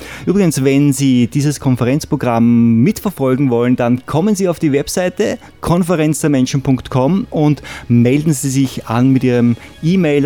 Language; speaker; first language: German; native; German